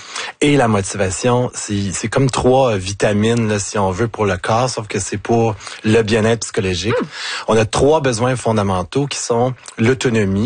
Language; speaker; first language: French; native; French